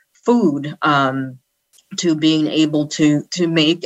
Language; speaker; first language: English; native; English